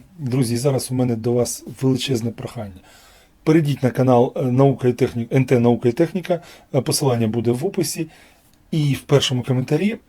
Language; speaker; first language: Ukrainian; non-native, local second language; Russian